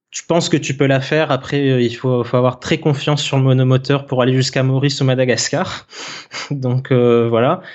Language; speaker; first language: French; native; French